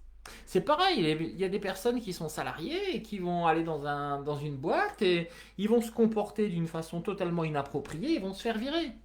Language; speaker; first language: French; native; French